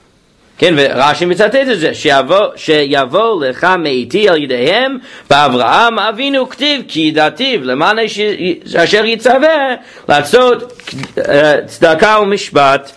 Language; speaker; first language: Hebrew; non-native, fluent; English